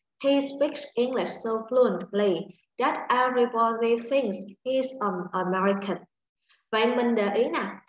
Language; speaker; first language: English; non-native, fluent; Vietnamese